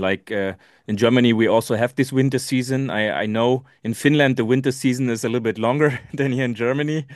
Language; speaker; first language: English; non-native, learner; German